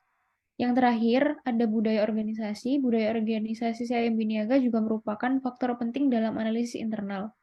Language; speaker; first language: Indonesian; native; Indonesian